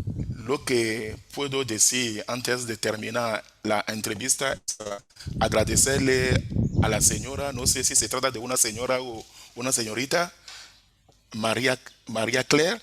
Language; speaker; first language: Spanish; non-native, fluent; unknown